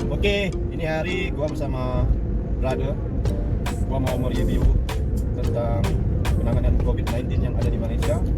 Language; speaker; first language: Indonesian; native; Indonesian